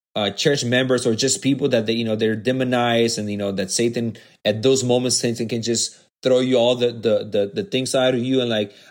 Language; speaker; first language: English; early bilingual, other home language; Spanish